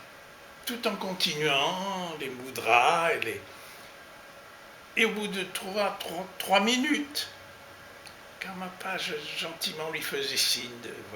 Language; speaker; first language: French; native; French